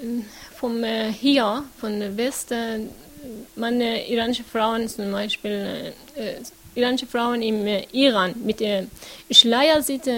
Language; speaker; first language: German; non-native, learner; Persian